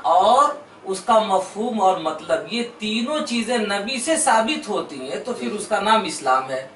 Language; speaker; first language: Urdu; native; Urdu